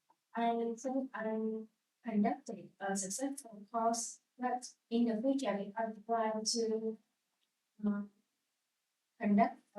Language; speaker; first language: English; non-native, learner; Vietnamese